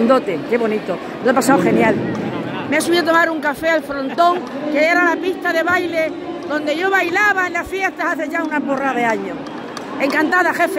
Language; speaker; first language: Spanish; native; Spanish